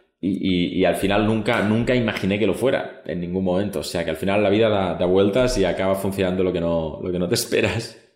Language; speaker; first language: Spanish; non-native, local second language; Catalan